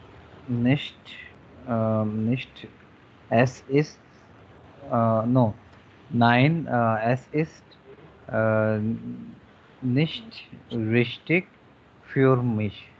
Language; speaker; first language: German; non-native, learner; Hindi